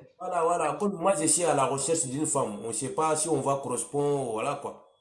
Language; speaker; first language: French; non-native, local second language; Bambara